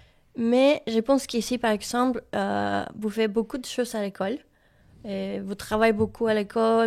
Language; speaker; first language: French; non-native, learner; Spanish